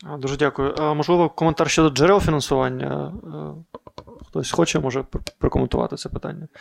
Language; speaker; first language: Ukrainian; native; Ukrainian